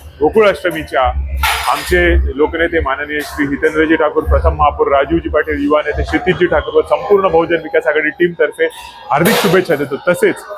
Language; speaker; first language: Marathi; native; Marathi